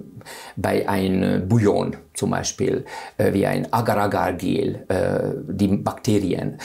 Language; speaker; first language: German; non-native, fluent; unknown